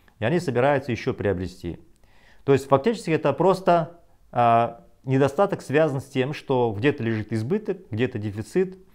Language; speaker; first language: Russian; non-native, local second language; Kazakh